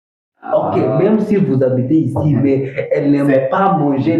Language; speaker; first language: French; non-native, learner; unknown